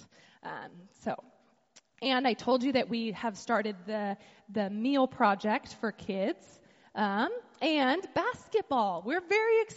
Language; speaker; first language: English; native; English